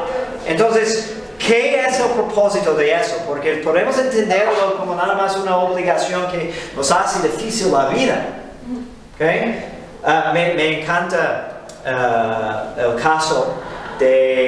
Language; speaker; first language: Spanish; non-native, fluent; English